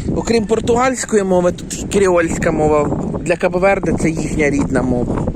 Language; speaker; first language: Ukrainian; native; Ukrainian